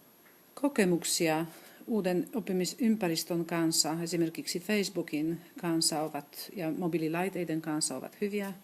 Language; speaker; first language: Finnish; non-native, fluent; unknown